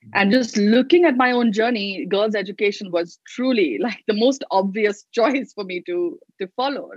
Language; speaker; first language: English; non-native, local second language; Hindi